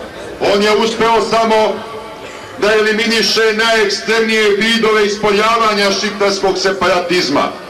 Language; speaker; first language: Bosnian; native; Bosnian